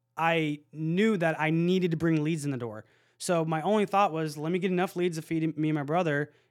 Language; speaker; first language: English; native; English